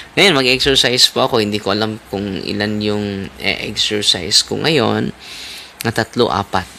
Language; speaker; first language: Filipino; non-native, local second language; Cebuano